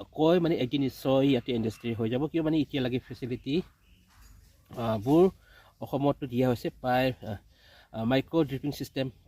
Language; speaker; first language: Assamese; native; Assamese